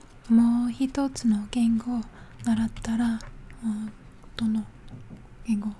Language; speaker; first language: Japanese; non-native, fluent; English